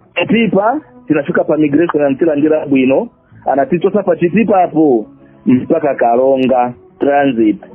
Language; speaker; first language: Nyanja; non-native, fluent; Swahili